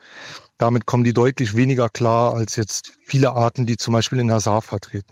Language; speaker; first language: German; native; German